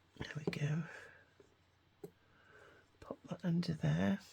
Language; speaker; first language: English; native; English